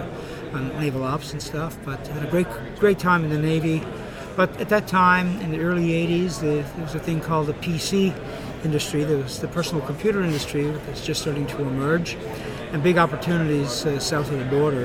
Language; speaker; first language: English; native; English